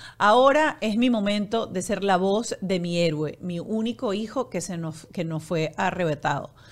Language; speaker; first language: Spanish; native; Spanish